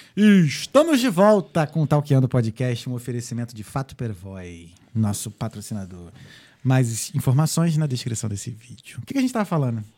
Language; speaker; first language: Portuguese; native; Portuguese